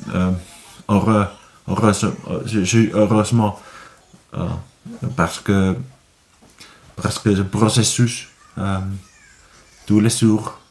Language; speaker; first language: French; non-native, learner; Finnish